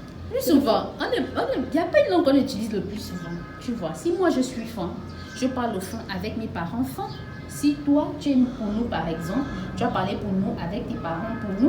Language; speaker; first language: French; non-native, local second language; Fang